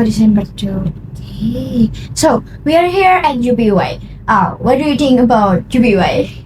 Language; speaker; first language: English; non-native, learner; Indonesian